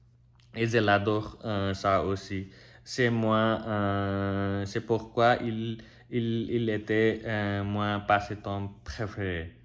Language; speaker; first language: French; non-native, learner; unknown